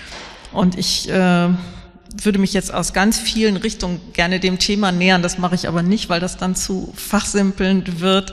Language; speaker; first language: German; native; German